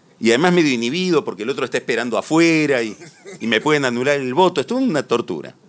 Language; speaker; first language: Spanish; native; Spanish